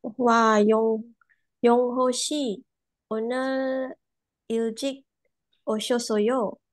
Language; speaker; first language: Korean; non-native, learner; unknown